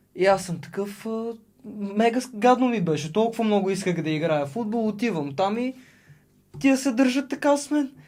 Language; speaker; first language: Bulgarian; early bilingual, other home language; Russian